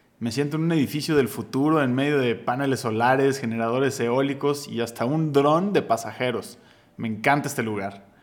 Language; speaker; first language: Spanish; native; Spanish